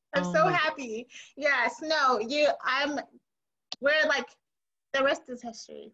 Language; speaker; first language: English; non-native, local second language; Shona